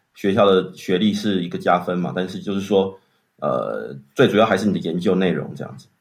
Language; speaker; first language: Chinese; native; Chinese